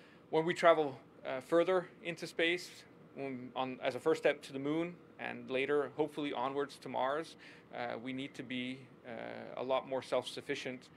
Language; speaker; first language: English; non-native, fluent; Danish